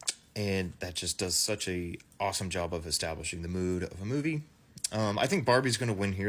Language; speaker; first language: English; native; English